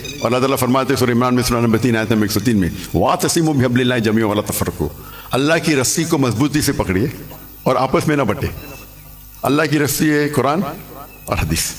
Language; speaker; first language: Urdu; non-native, local second language; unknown